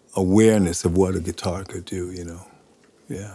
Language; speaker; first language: English; native; English